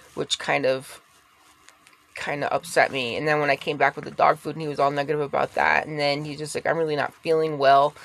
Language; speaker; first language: English; native; English